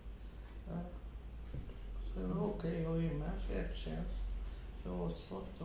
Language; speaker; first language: Swedish; non-native, fluent; Portuguese